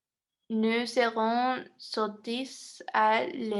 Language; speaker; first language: French; non-native, learner; Spanish